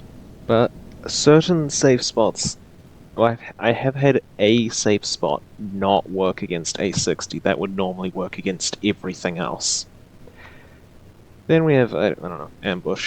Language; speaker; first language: English; native; English